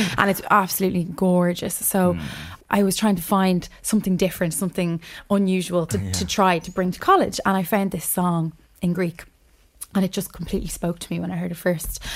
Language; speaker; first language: English; native; English